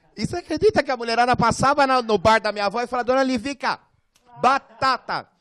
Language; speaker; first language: Portuguese; native; Portuguese